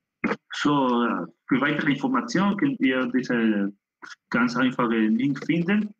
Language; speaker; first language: German; non-native, learner; Spanish